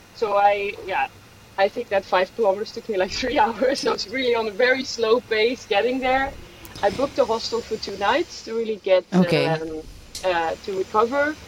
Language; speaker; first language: English; non-native, fluent; Dutch